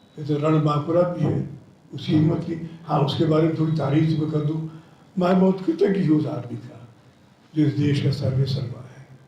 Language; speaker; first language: Hindi; non-native, local second language; Telugu